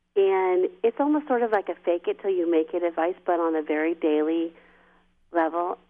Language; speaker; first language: English; native; English